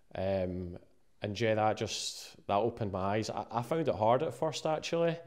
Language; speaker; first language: English; native; English